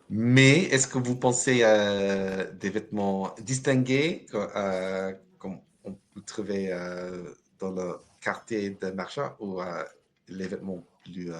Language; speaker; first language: French; non-native, learner; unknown